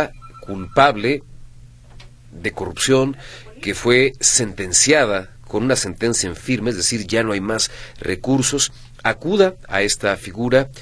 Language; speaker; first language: Spanish; native; Spanish